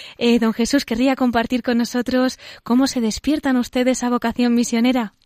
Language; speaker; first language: Spanish; native; Spanish